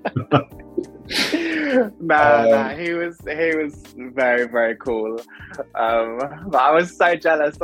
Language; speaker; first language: English; native; English